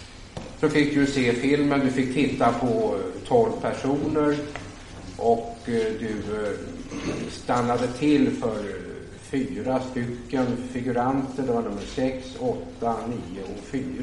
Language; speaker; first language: Swedish; native; Swedish